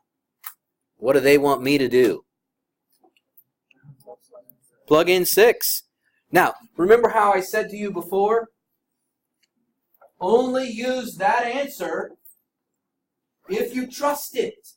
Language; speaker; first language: English; native; English